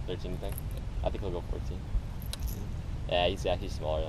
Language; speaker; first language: English; native; English